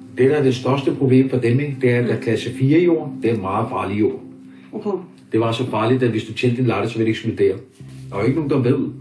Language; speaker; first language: Danish; early bilingual, other home language; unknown